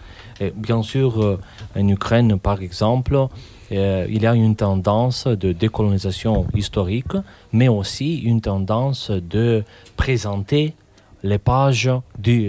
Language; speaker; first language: French; non-native, fluent; Romanian